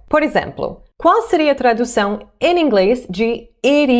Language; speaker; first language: Portuguese; non-native, fluent; English